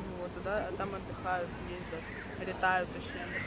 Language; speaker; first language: Russian; native; Russian